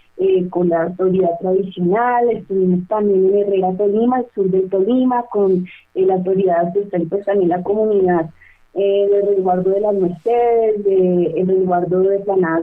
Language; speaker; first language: Spanish; native; Spanish